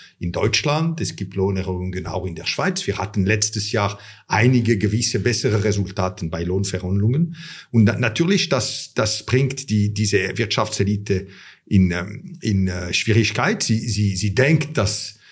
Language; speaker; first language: German; non-native, local second language; French